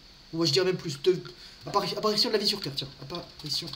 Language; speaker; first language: French; native; French